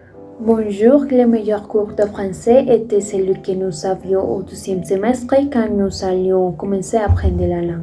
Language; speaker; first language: French; non-native, fluent; Spanish